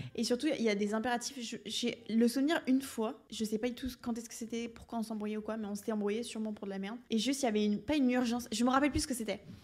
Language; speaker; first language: French; native; French